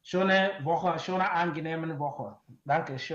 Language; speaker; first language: German; non-native, learner; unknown